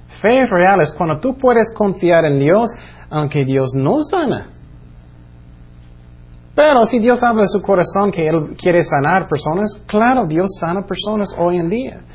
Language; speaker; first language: Spanish; non-native, fluent; English